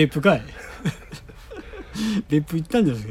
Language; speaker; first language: Japanese; native; Japanese